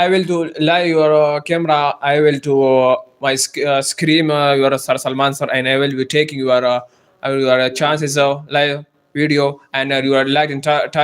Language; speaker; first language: English; non-native, learner; Pashto